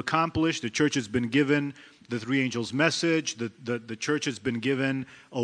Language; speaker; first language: English; early bilingual, other home language; Spanish